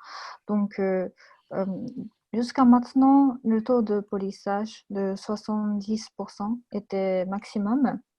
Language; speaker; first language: French; non-native, fluent; Japanese